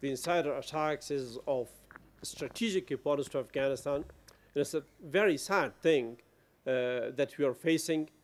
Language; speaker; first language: English; non-native, fluent; Persian